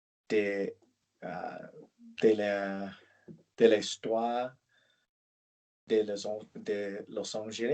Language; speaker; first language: French; non-native, learner; English